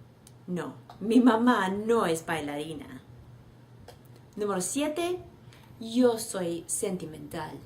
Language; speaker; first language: Spanish; non-native, fluent; English